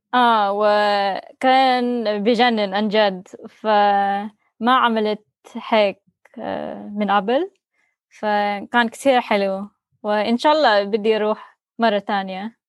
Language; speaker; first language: Arabic; non-native, learner; English